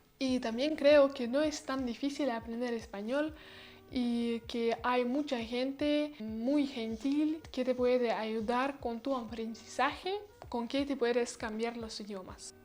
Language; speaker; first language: Spanish; non-native, learner; Russian